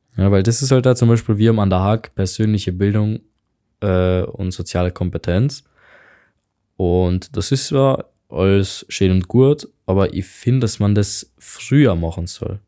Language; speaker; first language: German; non-native, fluent; Hungarian